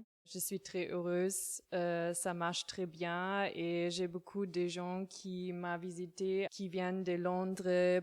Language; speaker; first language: French; non-native, learner; German